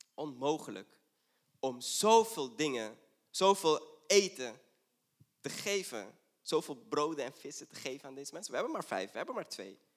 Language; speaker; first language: Dutch; non-native, fluent; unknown